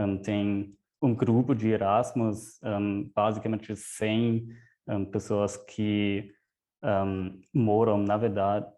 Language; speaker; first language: Portuguese; non-native, fluent; German